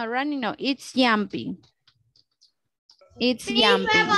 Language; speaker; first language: English; non-native, fluent; Spanish